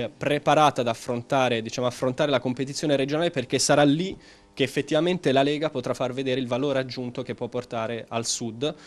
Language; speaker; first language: Italian; native; Italian